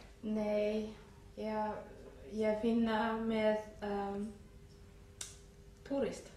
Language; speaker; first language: Icelandic; non-native, learner; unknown